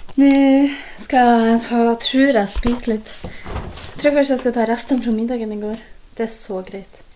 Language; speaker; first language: Norwegian; native; Norwegian